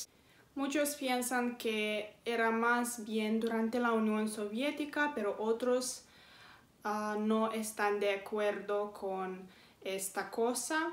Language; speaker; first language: Spanish; non-native, fluent; Romanian